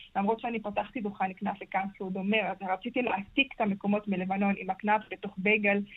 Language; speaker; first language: Hebrew; early bilingual, heritage; Arabic